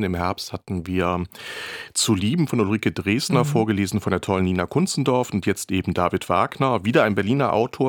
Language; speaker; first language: German; native; German